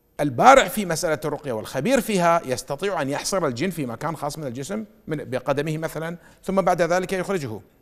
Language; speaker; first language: Arabic; native; Arabic